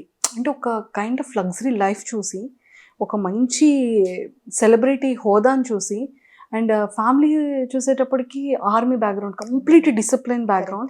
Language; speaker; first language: Telugu; native; Telugu